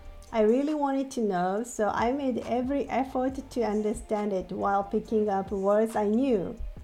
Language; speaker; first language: English; non-native, fluent; Japanese